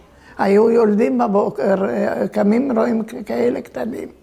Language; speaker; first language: Hebrew; early bilingual, other home language; Turkish